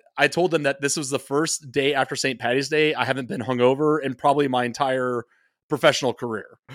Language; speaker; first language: English; native; English